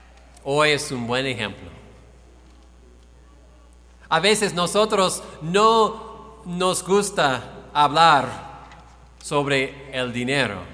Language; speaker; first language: Spanish; non-native, fluent; English